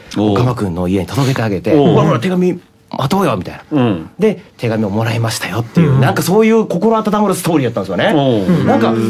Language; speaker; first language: Japanese; native; Japanese